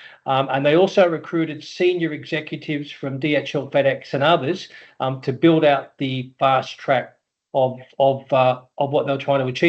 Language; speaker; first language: English; native; English